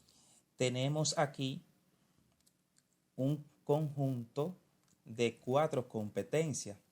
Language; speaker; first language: Spanish; native; Spanish